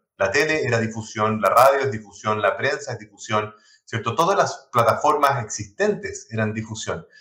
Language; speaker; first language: Spanish; non-native, local second language; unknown